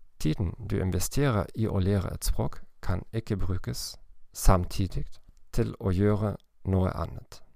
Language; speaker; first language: Norwegian; non-native, learner; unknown